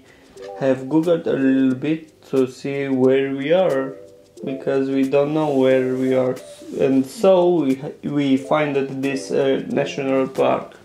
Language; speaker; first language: English; non-native, learner; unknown